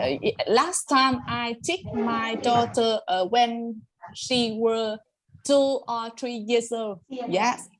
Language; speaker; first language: English; non-native, learner; Vietnamese